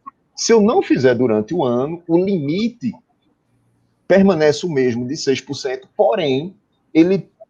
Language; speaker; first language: Portuguese; native; Portuguese